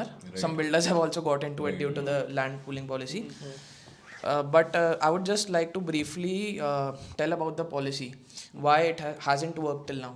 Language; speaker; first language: English; non-native, local second language; Hindi